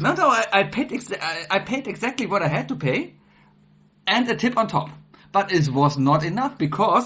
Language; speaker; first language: English; non-native, fluent; German